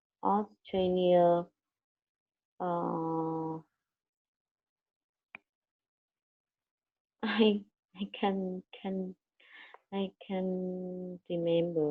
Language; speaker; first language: English; non-native, learner; Vietnamese